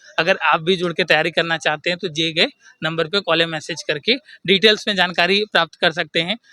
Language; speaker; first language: Hindi; native; Hindi